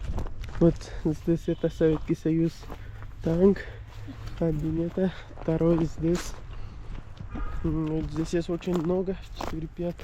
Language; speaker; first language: Russian; non-native, learner; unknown